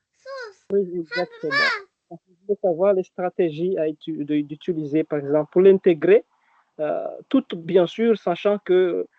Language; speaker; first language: French; non-native, local second language; Arabic